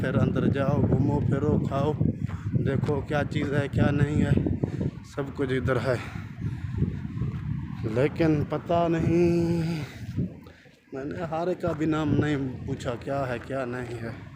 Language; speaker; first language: Hindi; non-native, local second language; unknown